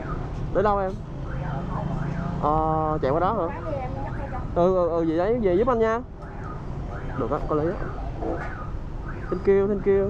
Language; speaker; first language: Vietnamese; native; Vietnamese